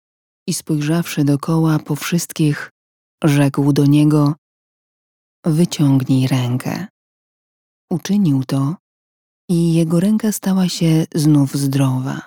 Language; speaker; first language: Polish; native; Polish